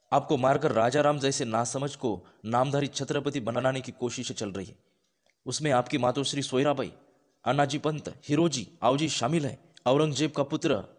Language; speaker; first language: Hindi; non-native, local second language; Marathi